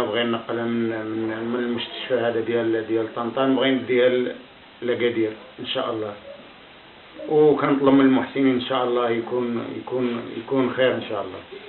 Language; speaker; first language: Arabic; native; Arabic